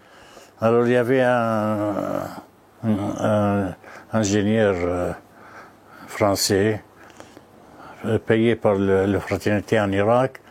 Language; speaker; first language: French; non-native, fluent; Arabic